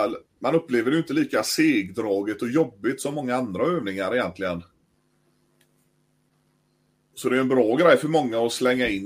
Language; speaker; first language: Swedish; native; Swedish